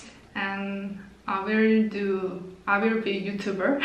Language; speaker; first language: English; non-native, learner; Korean